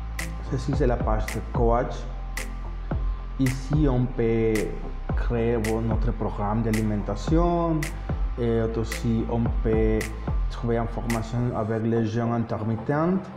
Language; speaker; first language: French; non-native, learner; Spanish